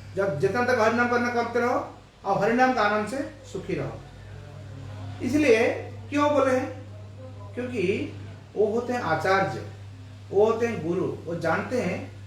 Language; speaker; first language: Hindi; non-native, local second language; Bangla